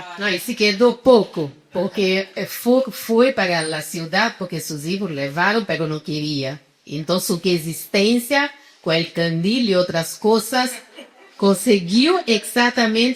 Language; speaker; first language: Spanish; non-native, fluent; Portuguese